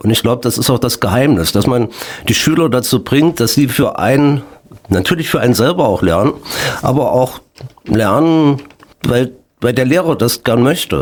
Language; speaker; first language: German; native; German